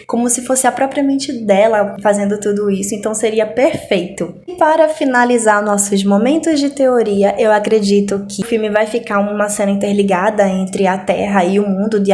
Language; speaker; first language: Portuguese; native; Portuguese